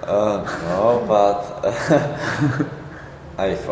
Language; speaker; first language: English; non-native, learner; Czech